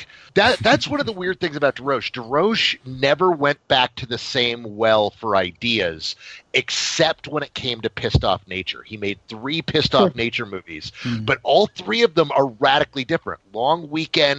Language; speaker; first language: English; native; English